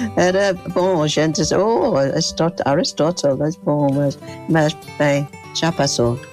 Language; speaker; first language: Portuguese; non-native, fluent; English